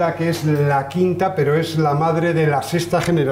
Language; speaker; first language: Spanish; native; Spanish